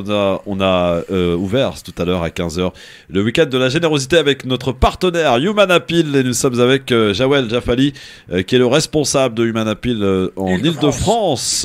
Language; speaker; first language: French; native; French